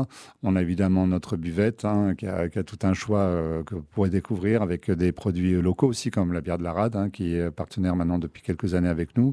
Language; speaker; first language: French; native; French